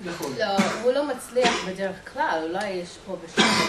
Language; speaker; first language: Hebrew; non-native, fluent; English